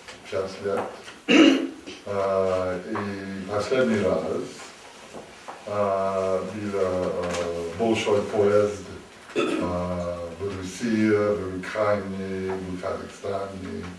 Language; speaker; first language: Russian; non-native, learner; English